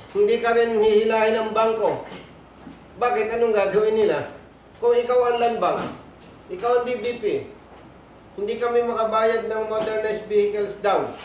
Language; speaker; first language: Filipino; native; Filipino